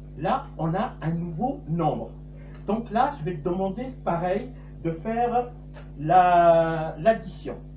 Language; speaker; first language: French; non-native, local second language; Arabic